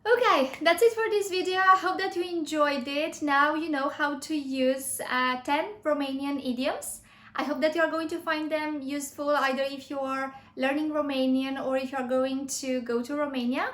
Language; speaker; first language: English; non-native, fluent; Romanian